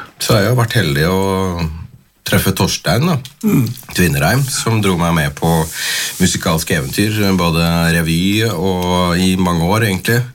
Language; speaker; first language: Norwegian; native; Norwegian